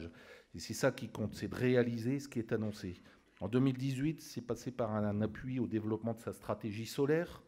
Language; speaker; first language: French; native; French